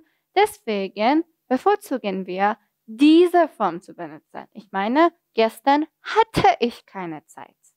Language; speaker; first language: German; non-native, fluent; Persian